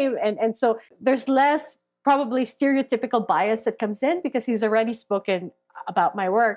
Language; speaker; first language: English; non-native, local second language; Filipino